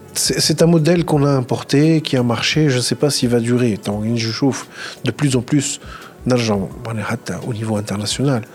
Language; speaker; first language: French; non-native, local second language; Arabic